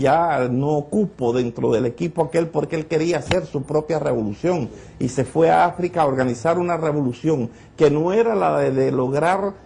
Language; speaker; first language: Spanish; native; Spanish